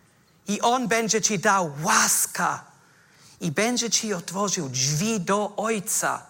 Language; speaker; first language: Polish; non-native, fluent; German